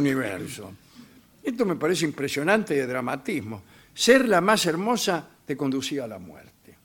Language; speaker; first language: Spanish; native; Spanish